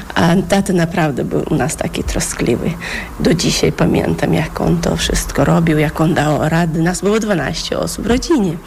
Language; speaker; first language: Polish; non-native, fluent; Chechen